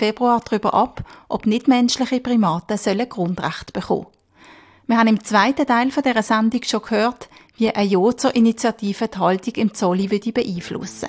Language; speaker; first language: German; native; German